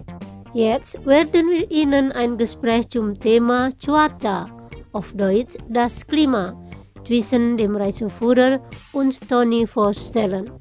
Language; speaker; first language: German; non-native, fluent; Indonesian